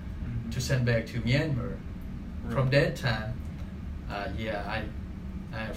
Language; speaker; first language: English; non-native, learner; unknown